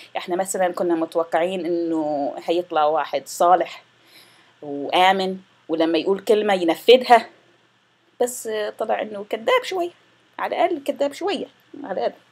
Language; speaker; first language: Arabic; non-native, fluent; English